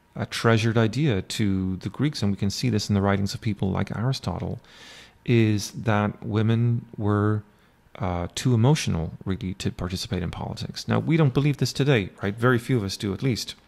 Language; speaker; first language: English; native; English